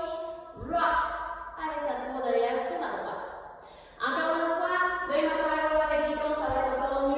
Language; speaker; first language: French; native; French